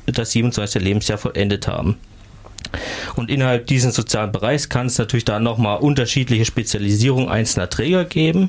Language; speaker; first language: German; native; German